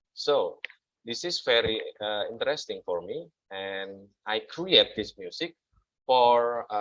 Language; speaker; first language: English; non-native, learner; Indonesian